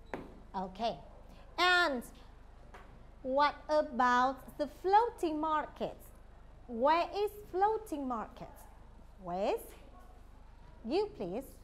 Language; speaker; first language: English; non-native, fluent; Vietnamese